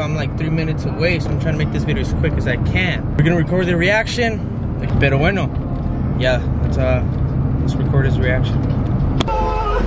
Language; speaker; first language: English; early bilingual, other home language; Spanish